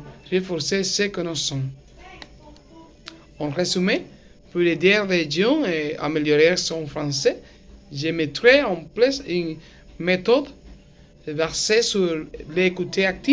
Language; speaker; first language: French; non-native, learner; Spanish